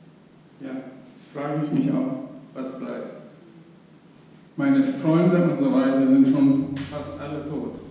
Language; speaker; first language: German; non-native, fluent; Polish